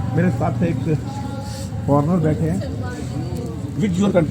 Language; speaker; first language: Hindi; native; Hindi